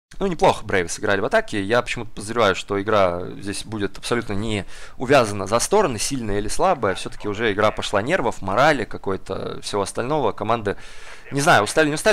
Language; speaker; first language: Russian; native; Russian